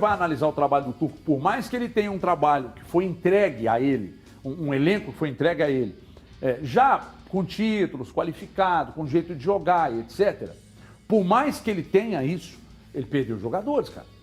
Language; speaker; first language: Portuguese; native; Portuguese